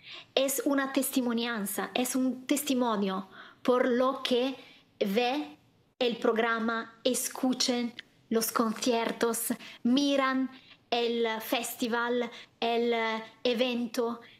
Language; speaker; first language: Spanish; non-native, learner; Italian